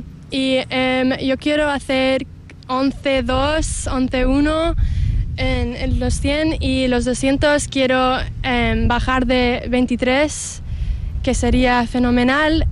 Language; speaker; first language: Spanish; early bilingual, heritage; English